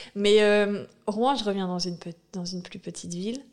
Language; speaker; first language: French; native; French